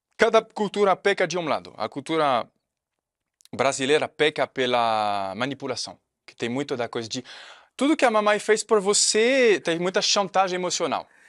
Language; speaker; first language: Portuguese; non-native, fluent; French